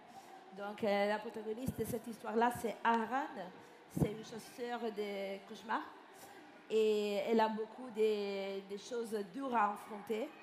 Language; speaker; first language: French; non-native, fluent; Italian